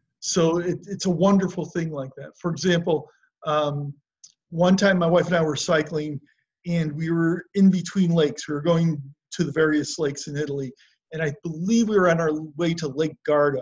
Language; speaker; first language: English; native; English